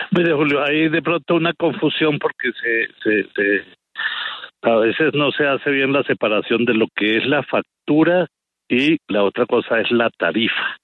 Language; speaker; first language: Spanish; native; Spanish